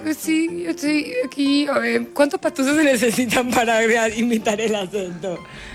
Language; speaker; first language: Spanish; native; Spanish